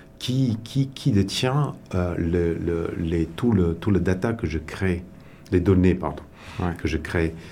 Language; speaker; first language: French; non-native, local second language; Tamil